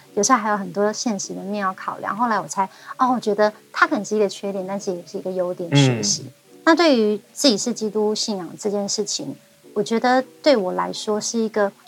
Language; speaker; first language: Chinese; non-native, local second language; Amis